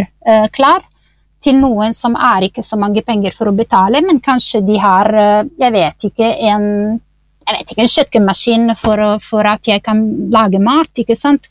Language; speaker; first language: Norwegian; non-native, fluent; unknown